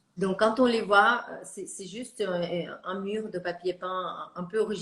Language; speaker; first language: French; non-native, fluent; Russian